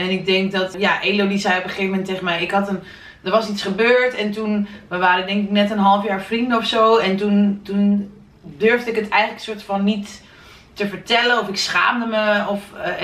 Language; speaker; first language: Dutch; native; Dutch